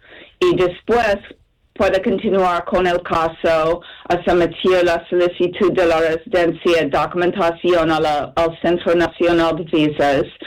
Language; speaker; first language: Spanish; non-native, fluent; English